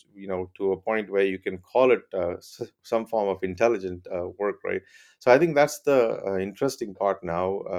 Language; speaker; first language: English; non-native, local second language; Tamil